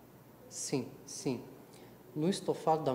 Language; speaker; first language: Portuguese; native; Portuguese